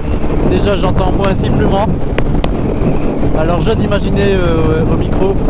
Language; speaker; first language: French; native; French